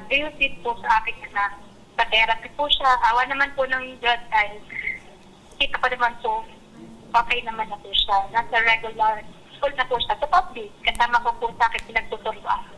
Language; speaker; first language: Filipino; native; Filipino